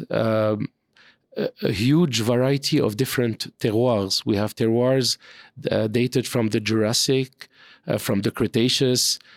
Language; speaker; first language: English; non-native, fluent; French